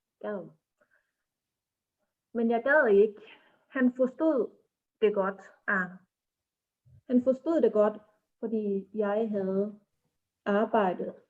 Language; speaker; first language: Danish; non-native, learner; Thai